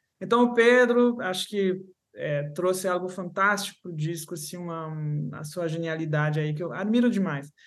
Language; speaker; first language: Portuguese; non-native, fluent; French